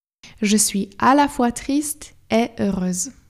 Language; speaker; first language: French; non-native, fluent; Polish